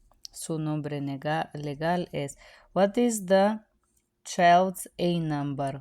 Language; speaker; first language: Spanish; non-native, fluent; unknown